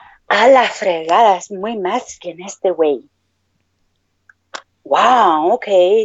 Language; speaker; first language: Spanish; non-native, learner; English